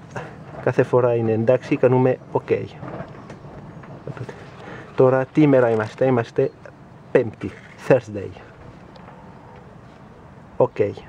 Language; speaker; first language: Greek; non-native, learner; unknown